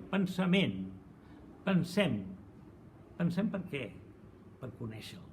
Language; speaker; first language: Catalan; non-native, fluent; Portuguese